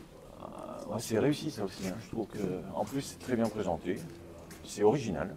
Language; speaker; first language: French; native; French